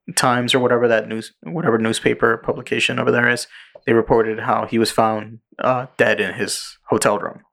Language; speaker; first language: English; early bilingual, other home language; Spanish